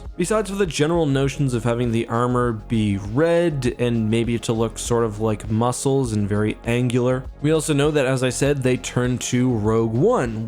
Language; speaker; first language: English; native; English